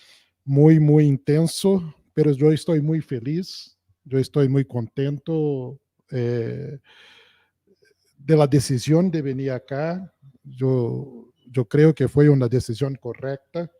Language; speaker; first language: Spanish; non-native, fluent; Portuguese